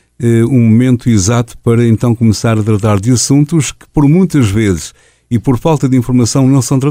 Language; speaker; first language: Portuguese; native; Portuguese